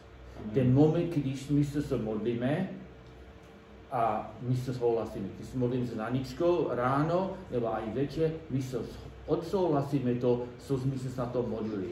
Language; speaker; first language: Czech; non-native, learner; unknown